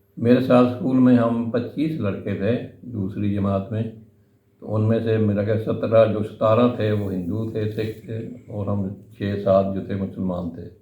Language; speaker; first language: Urdu; non-native, local second language; Punjabi